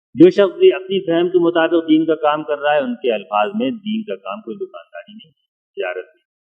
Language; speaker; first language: Urdu; native; Urdu